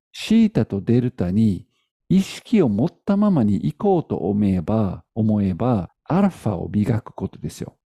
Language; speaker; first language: Japanese; non-native, fluent; English